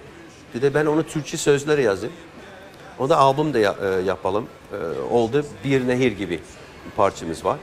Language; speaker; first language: Turkish; non-native, fluent; English